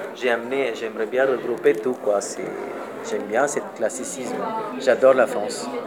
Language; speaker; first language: French; non-native, learner; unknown